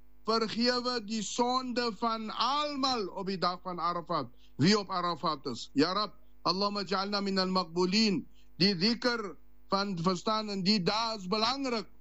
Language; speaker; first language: Dutch; non-native, learner; Afrikaans